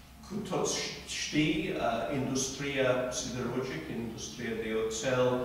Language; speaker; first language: Romanian; non-native, fluent; English